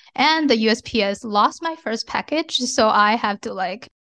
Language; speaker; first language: English; non-native, fluent; Chinese